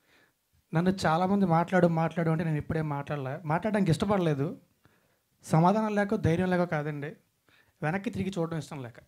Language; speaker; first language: Telugu; native; Telugu